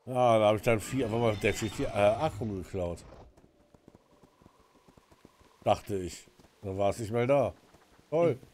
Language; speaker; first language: German; native; German